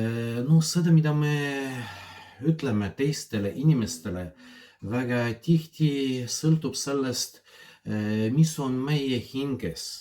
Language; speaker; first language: Estonian; non-native, fluent; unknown